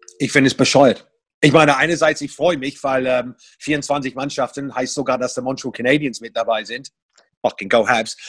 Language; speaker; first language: German; non-native, fluent; English